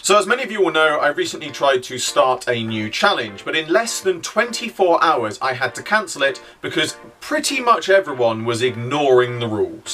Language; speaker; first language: English; native; English